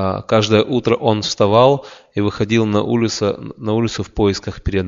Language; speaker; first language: Russian; native; Russian